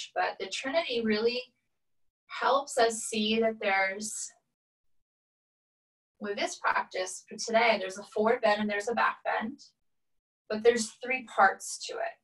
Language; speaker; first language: English; native; English